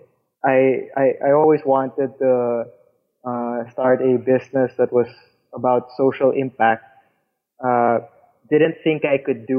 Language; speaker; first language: English; non-native, local second language; Filipino